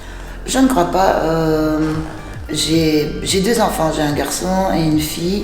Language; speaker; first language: French; non-native, fluent; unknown